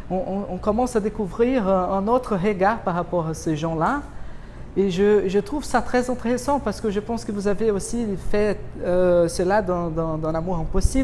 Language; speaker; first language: French; non-native, fluent; Portuguese